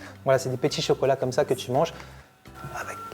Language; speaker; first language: French; native; French